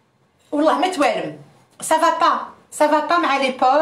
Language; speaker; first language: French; non-native, local second language; Arabic